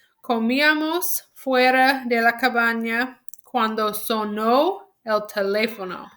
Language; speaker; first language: Spanish; non-native, fluent; English